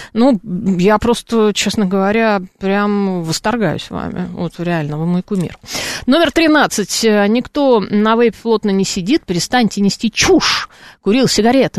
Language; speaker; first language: Russian; native; Russian